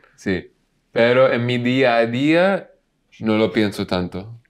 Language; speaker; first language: Spanish; non-native, learner; English